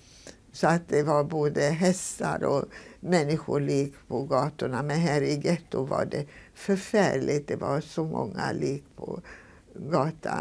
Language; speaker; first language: Swedish; non-native, fluent; Hungarian